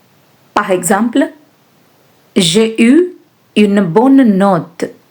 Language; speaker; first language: French; non-native, fluent; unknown